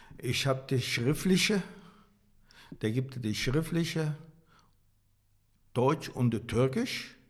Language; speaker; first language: German; non-native, learner; Turkish